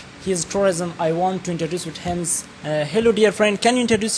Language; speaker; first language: English; non-native, learner; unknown